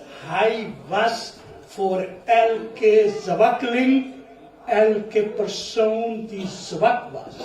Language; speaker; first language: Dutch; non-native, fluent; Urdu